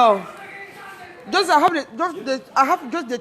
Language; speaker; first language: English; non-native, learner; French